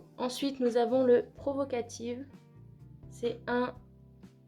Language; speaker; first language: French; native; French